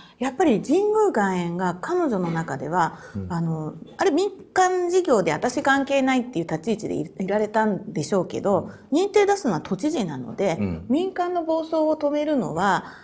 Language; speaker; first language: Japanese; native; Japanese